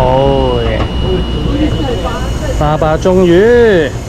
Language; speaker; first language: Chinese; native; Chinese